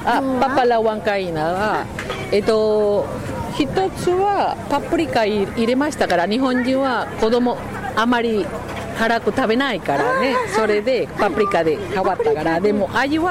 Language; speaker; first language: Japanese; non-native, learner; Spanish